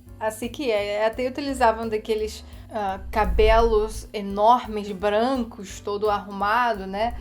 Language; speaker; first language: Portuguese; non-native, fluent; Russian